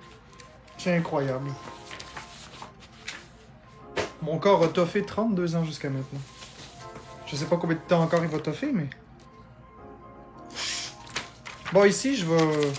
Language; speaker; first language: French; native; French